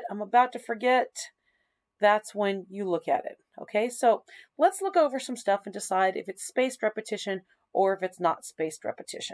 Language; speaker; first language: English; native; English